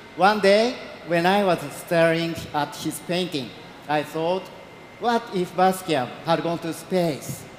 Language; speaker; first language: English; non-native, learner; Japanese